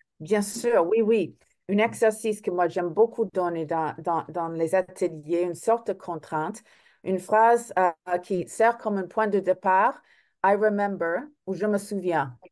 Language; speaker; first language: French; non-native, fluent; English